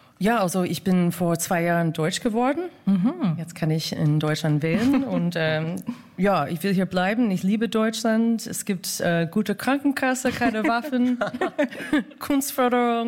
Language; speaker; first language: German; non-native, fluent; English